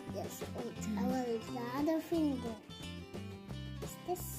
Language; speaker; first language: English; non-native, learner; French